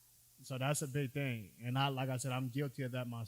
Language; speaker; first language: English; native; English